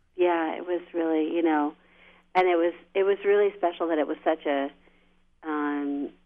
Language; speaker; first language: English; native; English